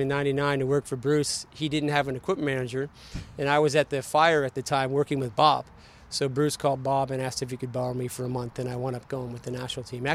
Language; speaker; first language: English; native; English